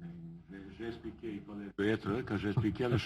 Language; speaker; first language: French; non-native, fluent; Bosnian